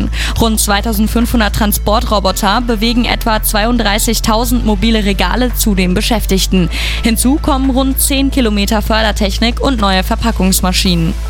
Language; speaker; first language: German; native; German